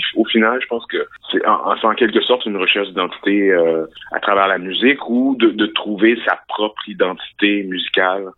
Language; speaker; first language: French; native; French